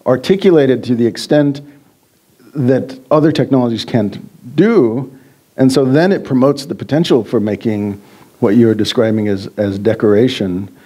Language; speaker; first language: English; native; English